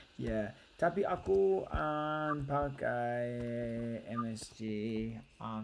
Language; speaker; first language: Indonesian; non-native, learner; English